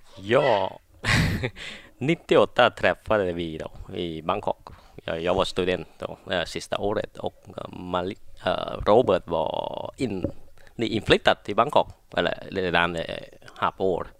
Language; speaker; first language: Swedish; non-native, learner; Thai